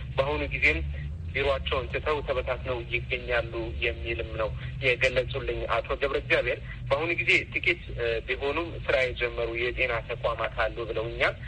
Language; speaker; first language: Amharic; non-native, local second language; Tigrinya